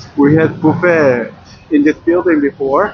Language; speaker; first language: English; non-native, learner; Korean